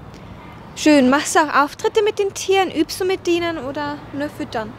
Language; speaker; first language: German; native; German